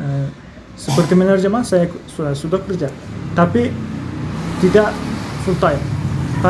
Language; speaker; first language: Indonesian; non-native, learner; Turkish